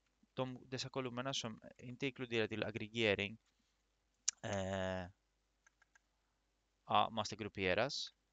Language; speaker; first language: Swedish; non-native, fluent; Greek